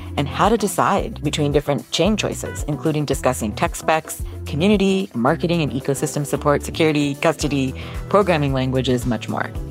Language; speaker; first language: English; native; English